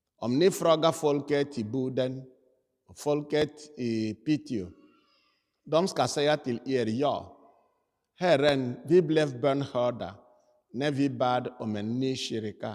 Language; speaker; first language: Swedish; non-native, fluent; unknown